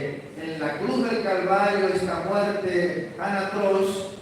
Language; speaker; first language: Spanish; native; Spanish